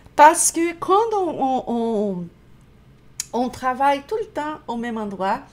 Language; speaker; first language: French; non-native, fluent; Portuguese